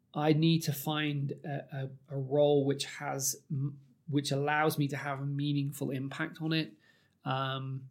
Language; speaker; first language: English; native; English